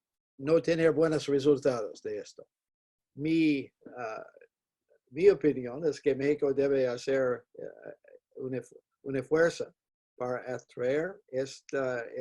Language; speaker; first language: Spanish; non-native, fluent; English